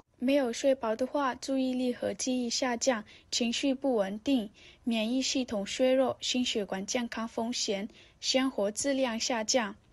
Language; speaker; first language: Chinese; non-native, learner; Vietnamese